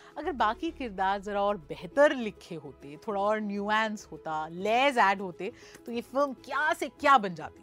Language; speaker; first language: Hindi; native; Hindi